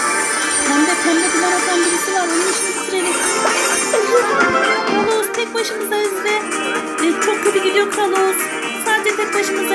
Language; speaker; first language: Turkish; native; Turkish